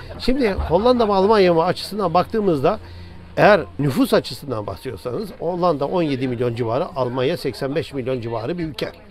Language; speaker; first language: Turkish; native; Turkish